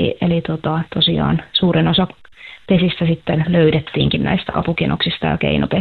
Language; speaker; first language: Finnish; native; Finnish